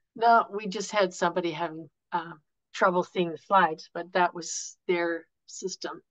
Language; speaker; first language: English; native; English